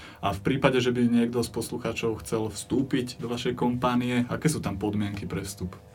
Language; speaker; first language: Slovak; native; Slovak